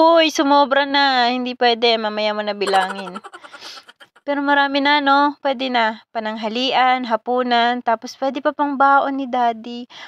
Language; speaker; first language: Filipino; non-native, local second language; Bikol